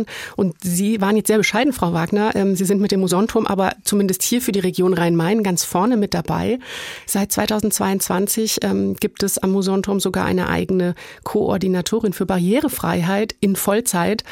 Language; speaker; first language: German; native; German